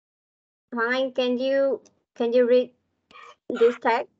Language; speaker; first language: English; non-native, learner; Vietnamese